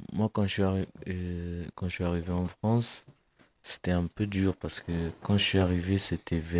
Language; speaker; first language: French; non-native, fluent; Kabuverdianu